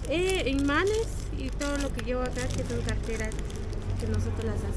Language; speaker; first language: Spanish; native; Spanish